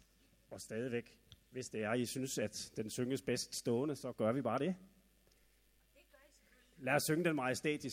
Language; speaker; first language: Danish; native; Danish